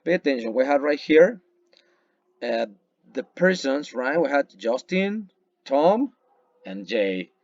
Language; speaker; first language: English; non-native, fluent; Spanish